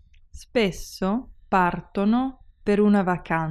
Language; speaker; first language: Italian; non-native, learner; English